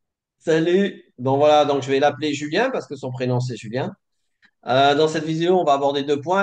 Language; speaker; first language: French; native; French